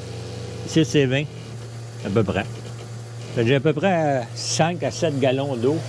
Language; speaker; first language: French; native; French